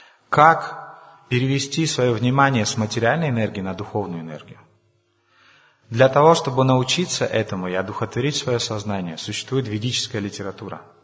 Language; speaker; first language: Russian; non-native, local second language; Romanian